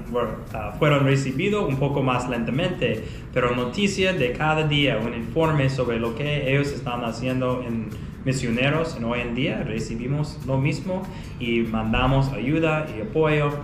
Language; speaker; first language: Spanish; non-native, fluent; English